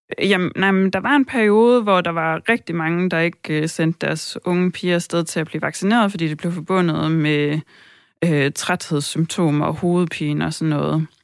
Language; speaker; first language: Danish; native; Danish